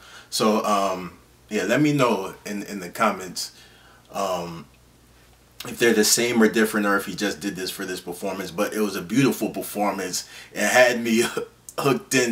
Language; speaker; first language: English; native; English